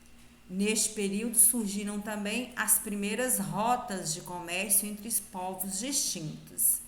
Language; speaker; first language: Portuguese; native; Portuguese